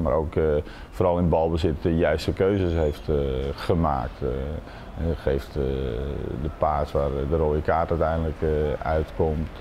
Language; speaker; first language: Dutch; native; Dutch